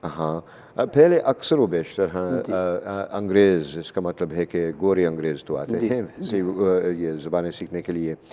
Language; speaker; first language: Urdu; non-native, fluent; English